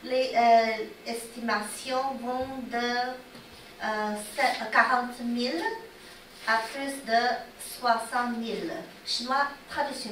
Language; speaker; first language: French; non-native, learner; Chinese